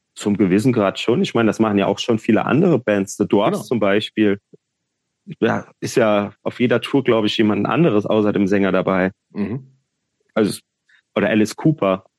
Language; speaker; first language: German; native; German